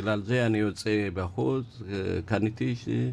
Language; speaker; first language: Hebrew; non-native, learner; Amharic